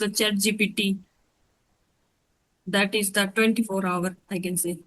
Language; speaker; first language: English; non-native, learner; Hindi